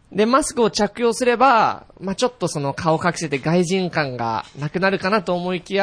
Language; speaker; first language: Japanese; native; Japanese